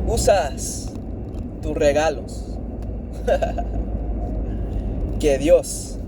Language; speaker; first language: Spanish; early bilingual, heritage; English